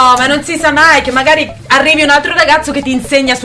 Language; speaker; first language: Italian; native; Italian